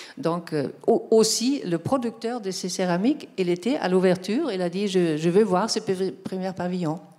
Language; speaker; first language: French; non-native, fluent; German